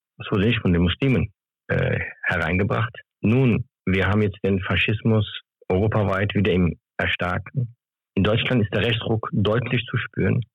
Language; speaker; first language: German; early bilingual, other home language; Turkish